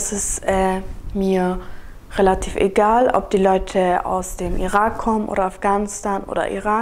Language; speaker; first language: German; early bilingual, other home language; Kurdish